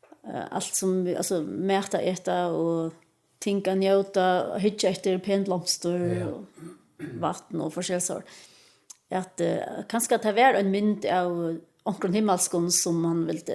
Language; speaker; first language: Danish; non-native, local second language; Faroese